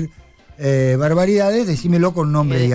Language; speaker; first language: Spanish; native; Spanish